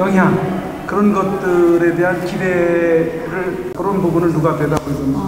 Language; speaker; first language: Korean; native; Korean